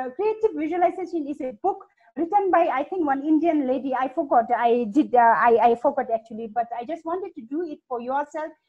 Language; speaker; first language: English; non-native, fluent; Hindi